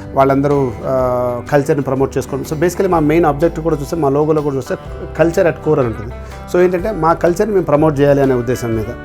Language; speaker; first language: Telugu; native; Telugu